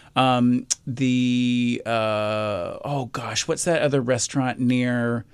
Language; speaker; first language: English; native; English